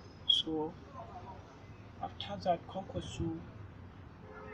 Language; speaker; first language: English; non-native, local second language; Hausa